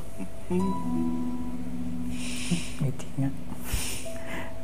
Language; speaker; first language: Thai; native; Thai